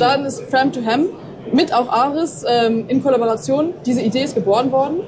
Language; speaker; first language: German; native; German